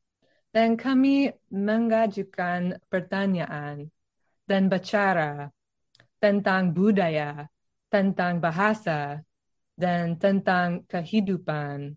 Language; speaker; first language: Indonesian; non-native, learner; English